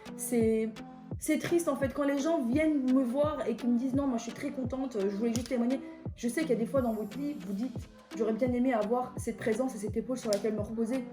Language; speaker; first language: French; early bilingual, other home language; Persian